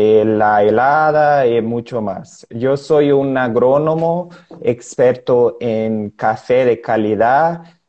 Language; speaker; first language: Spanish; non-native, learner; Portuguese